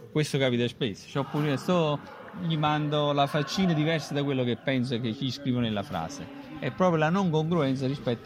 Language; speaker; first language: Italian; native; Italian